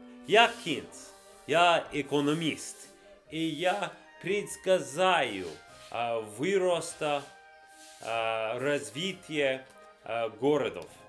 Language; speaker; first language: Russian; non-native, learner; English